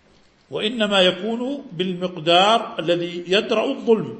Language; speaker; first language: Arabic; native; Arabic